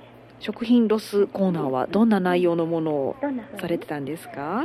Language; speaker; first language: Japanese; native; Japanese